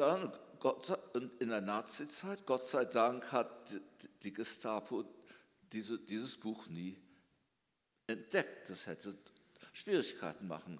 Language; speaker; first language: German; early bilingual, heritage; German